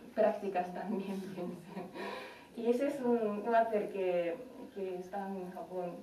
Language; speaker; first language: Spanish; non-native, fluent; Japanese